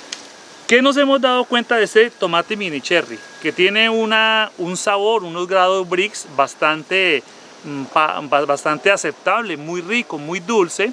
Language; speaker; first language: Spanish; native; Spanish